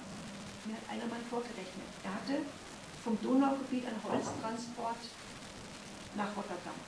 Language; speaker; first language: German; native; German